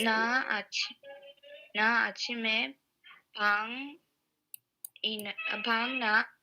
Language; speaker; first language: Korean; non-native, learner; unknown